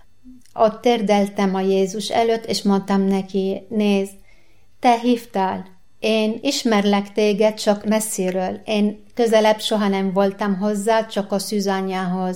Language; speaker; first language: Hungarian; non-native, learner; Arabic